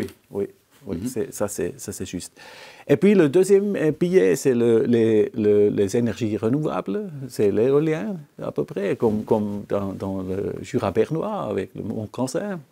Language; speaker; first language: French; non-native, local second language; German